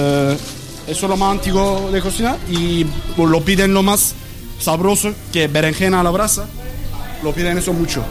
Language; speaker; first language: Spanish; non-native, learner; Turkish